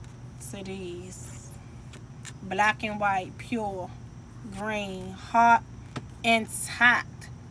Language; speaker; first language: English; native; English